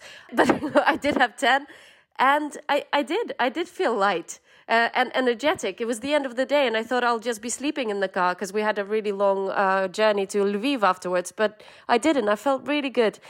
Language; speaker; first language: English; non-native, fluent; Russian